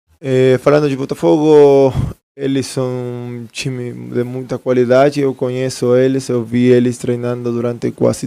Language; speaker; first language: Portuguese; non-native, fluent; Spanish